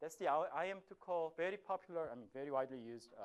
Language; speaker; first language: English; non-native, fluent; Korean